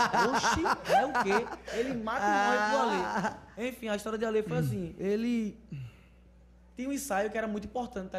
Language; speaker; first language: Portuguese; native; Portuguese